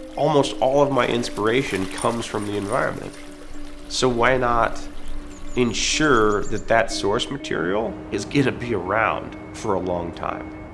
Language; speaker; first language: English; native; English